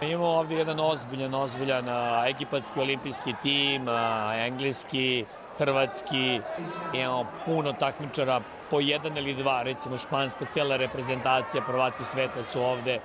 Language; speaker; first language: Serbian; native; Serbian